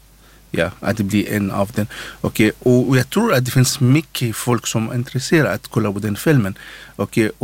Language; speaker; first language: Swedish; non-native, learner; Arabic